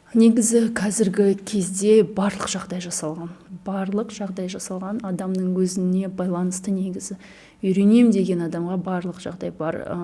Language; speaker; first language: Kazakh; non-native, local second language; Chechen